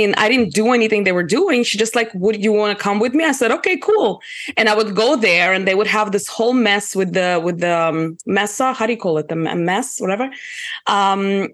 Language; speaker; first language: English; early bilingual, other home language; Russian